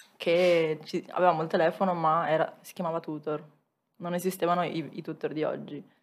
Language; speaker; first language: Italian; native; Italian